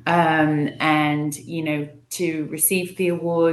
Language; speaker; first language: English; native; English